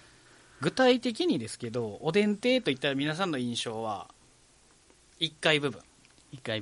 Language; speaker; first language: Japanese; native; Japanese